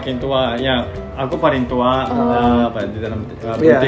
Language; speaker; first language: Indonesian; non-native, learner; Japanese